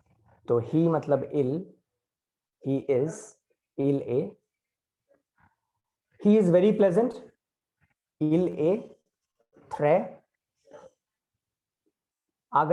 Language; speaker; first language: French; non-native, learner; Hindi